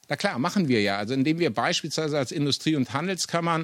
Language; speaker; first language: German; native; German